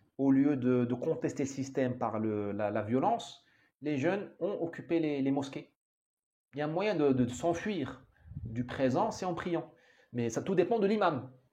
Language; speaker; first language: French; non-native, local second language; Arabic